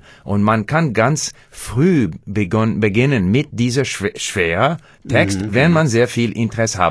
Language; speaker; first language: German; non-native, learner; English